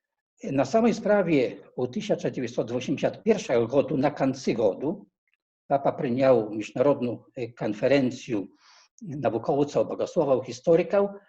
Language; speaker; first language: Polish; non-native, learner; Belarusian